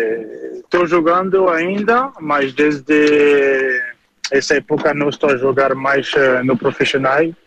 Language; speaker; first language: Portuguese; early bilingual, heritage; French